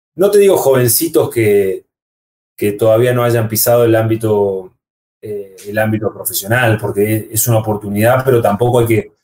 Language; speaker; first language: Spanish; native; Spanish